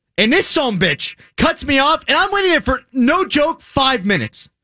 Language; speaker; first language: English; native; English